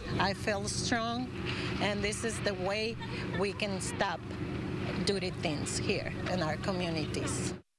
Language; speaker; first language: English; non-native, learner; Spanish